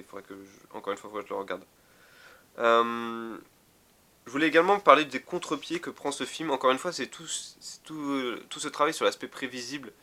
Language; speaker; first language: French; native; French